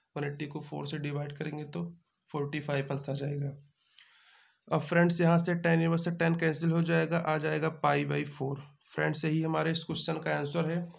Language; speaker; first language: Hindi; native; Hindi